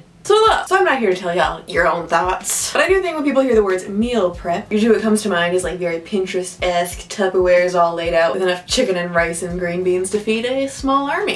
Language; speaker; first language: English; native; English